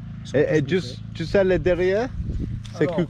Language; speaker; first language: French; non-native, learner; English